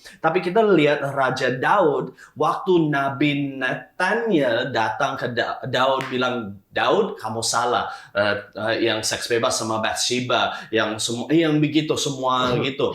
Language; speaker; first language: Indonesian; non-native, fluent; English